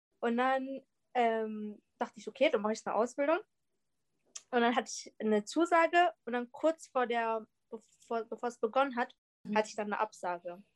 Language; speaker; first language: German; early bilingual, other home language; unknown